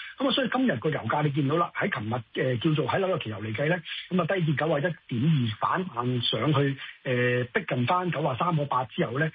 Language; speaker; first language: Cantonese; native; Cantonese